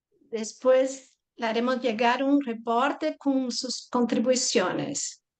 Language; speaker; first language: Spanish; non-native, fluent; Portuguese